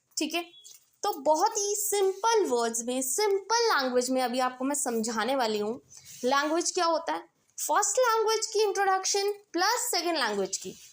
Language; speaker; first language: Hindi; non-native, local second language; Punjabi